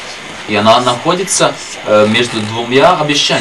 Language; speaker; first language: Russian; non-native, local second language; Latvian